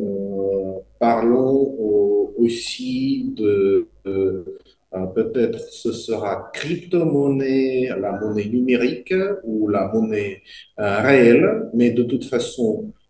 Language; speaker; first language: French; non-native, fluent; Russian